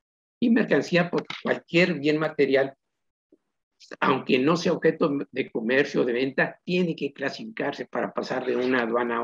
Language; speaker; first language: Spanish; native; Spanish